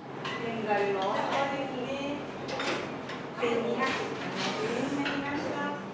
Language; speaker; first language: Japanese; native; Japanese